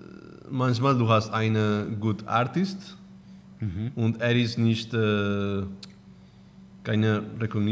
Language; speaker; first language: German; non-native, learner; Spanish